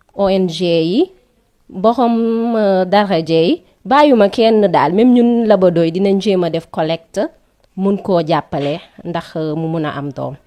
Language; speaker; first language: Wolof; non-native, local second language; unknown